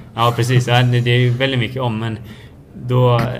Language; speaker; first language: Swedish; native; Swedish